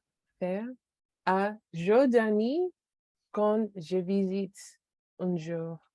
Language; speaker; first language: French; non-native, learner; English